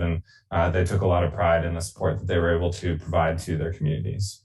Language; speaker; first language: English; native; English